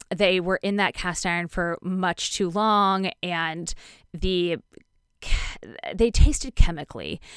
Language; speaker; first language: English; native; English